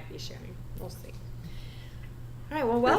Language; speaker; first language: English; native; English